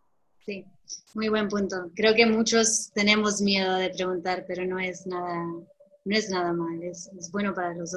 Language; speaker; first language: Spanish; early bilingual, heritage; Spanish